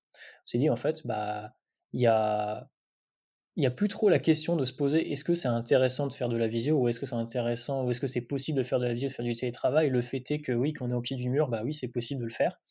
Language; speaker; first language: French; native; French